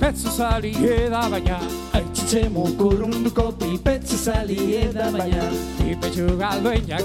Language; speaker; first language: Spanish; non-native, local second language; Basque